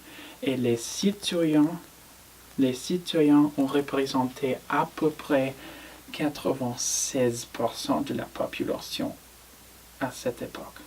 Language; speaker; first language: French; non-native, learner; English